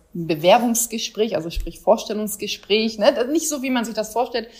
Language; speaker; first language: German; native; German